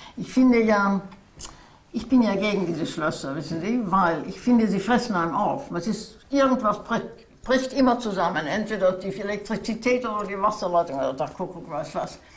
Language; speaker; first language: German; native; German